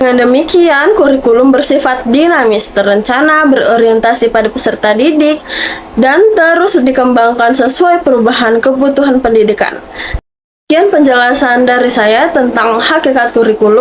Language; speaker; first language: Indonesian; native; Indonesian